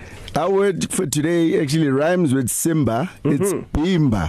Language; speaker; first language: English; non-native, local second language; Zulu